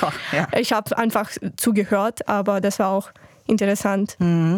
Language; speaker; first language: German; non-native, fluent; Ukrainian